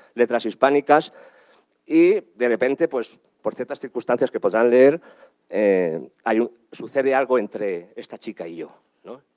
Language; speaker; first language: Spanish; native; Spanish